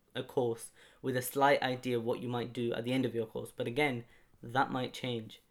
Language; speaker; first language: English; native; English